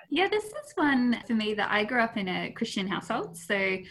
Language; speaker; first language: English; native; English